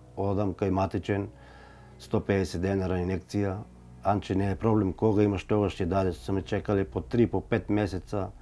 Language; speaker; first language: Macedonian; native; Macedonian